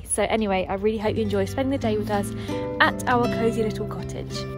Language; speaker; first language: English; native; English